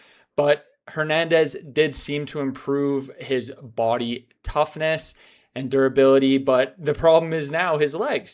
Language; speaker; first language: English; native; English